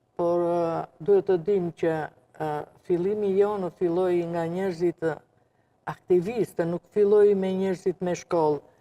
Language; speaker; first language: Albanian; non-native, local second language; Romany